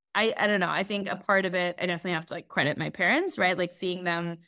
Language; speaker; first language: English; native; English